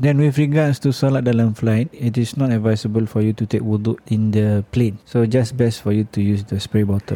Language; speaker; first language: English; non-native, local second language; Malay